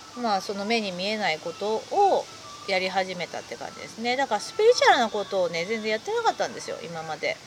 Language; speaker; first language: Japanese; native; Japanese